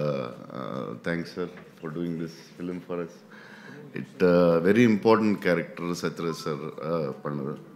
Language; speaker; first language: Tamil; non-native, learner; Telugu